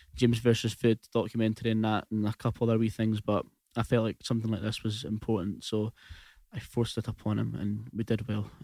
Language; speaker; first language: English; native; English